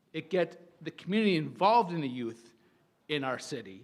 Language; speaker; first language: English; native; English